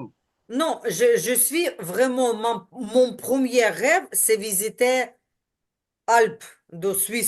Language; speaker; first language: French; non-native, learner; Ukrainian